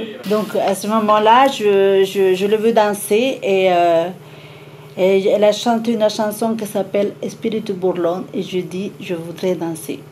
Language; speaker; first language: French; non-native, fluent; Spanish